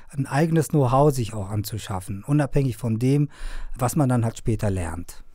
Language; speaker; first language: German; non-native, fluent; Persian